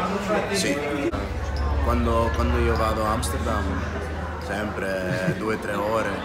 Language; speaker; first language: Italian; non-native, learner; Dutch